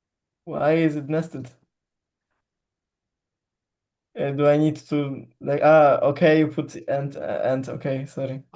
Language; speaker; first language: English; non-native, learner; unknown